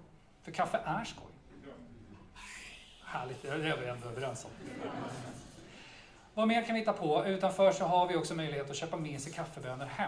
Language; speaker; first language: Swedish; native; Swedish